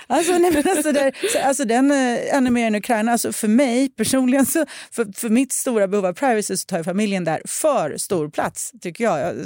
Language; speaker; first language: Swedish; early bilingual, other home language; Russian